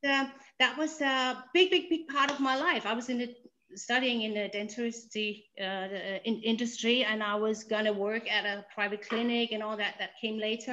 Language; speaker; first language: English; non-native, fluent; Danish